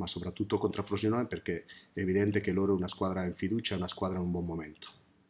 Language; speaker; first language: Italian; non-native, fluent; Spanish